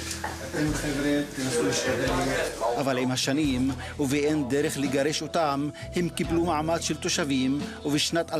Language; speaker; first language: Hebrew; native; Hebrew